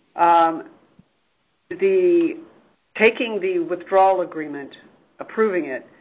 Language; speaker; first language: English; native; English